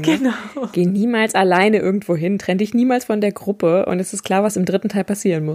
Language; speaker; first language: German; native; German